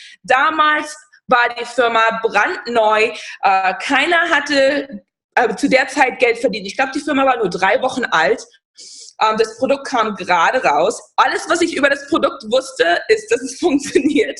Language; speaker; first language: German; non-native, fluent; English